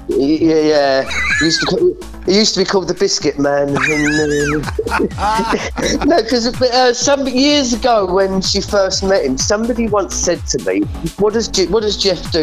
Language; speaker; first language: English; native; English